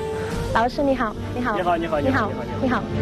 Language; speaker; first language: Chinese; non-native, learner; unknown